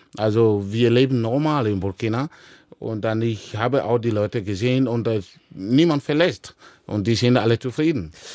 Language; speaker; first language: German; non-native, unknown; Dyula